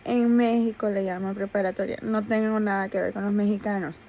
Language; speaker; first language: Spanish; native; Spanish